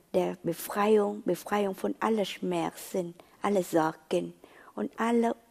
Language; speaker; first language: German; non-native, fluent; Vietnamese